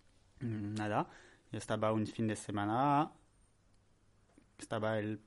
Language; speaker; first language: Spanish; non-native, learner; French